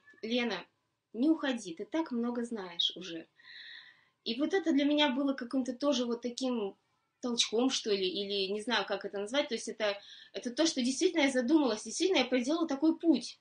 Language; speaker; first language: Russian; native; Russian